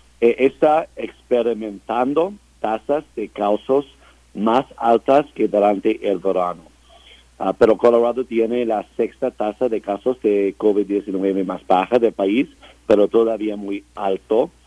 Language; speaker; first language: Spanish; non-native, learner; English